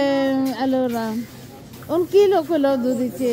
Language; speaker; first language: Italian; non-native, learner; Filipino